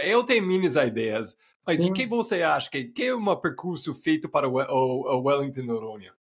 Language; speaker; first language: Portuguese; non-native, fluent; English